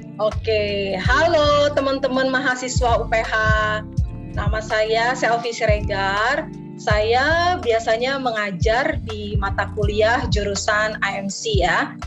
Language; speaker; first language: Indonesian; native; Indonesian